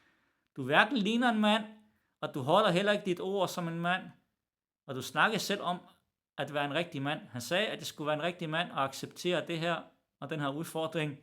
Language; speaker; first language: Danish; early bilingual, other home language; Arabic